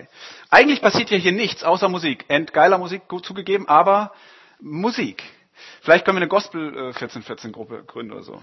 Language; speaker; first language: German; native; German